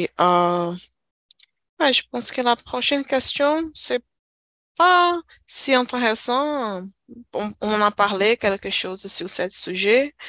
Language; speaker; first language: French; non-native, learner; Portuguese